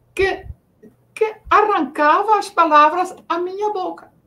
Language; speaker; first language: Portuguese; non-native, fluent; Dutch